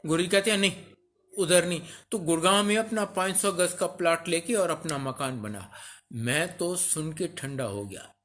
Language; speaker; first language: Hindi; early bilingual, other home language; Sindhi